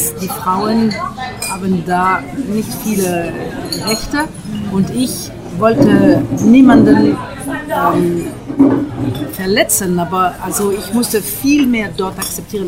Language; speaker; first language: German; non-native, fluent; French